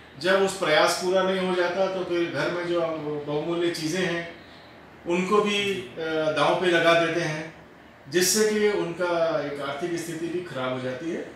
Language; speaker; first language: Hindi; native; Hindi